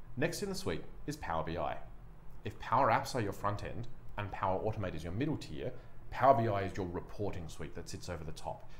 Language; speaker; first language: English; native; English